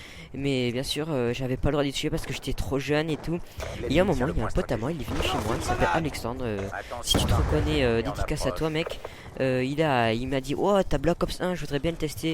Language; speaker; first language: French; native; French